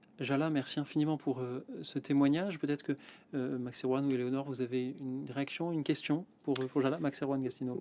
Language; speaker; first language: French; native; French